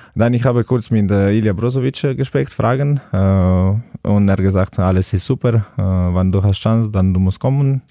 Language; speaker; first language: German; non-native, learner; Slovenian